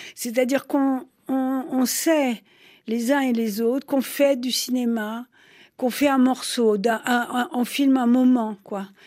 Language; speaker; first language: French; native; French